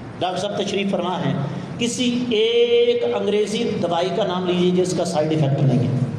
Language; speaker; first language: Urdu; non-native, local second language; Punjabi